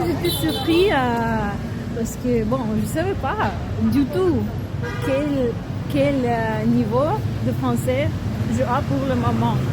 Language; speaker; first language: French; non-native, learner; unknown